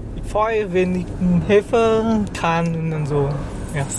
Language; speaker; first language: German; non-native, fluent; Vietnamese